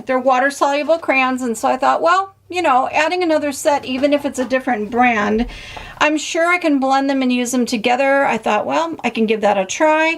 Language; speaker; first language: English; native; English